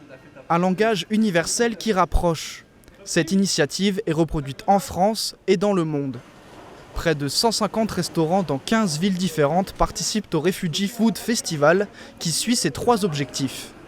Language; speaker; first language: French; native; French